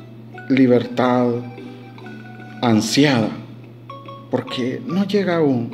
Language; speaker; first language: Spanish; native; Spanish